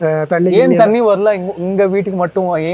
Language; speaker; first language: Tamil; non-native, learner; Telugu